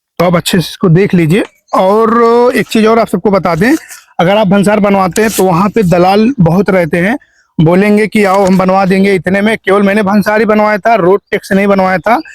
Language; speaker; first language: Hindi; native; Hindi